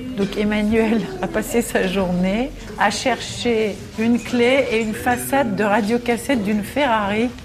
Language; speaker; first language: French; native; French